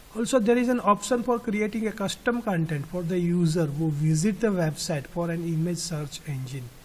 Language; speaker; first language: English; non-native, local second language; Gujarati